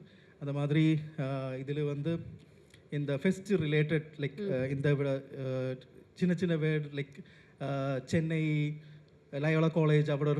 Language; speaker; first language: Tamil; non-native, fluent; Malayalam